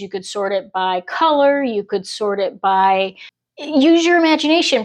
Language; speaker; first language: English; native; English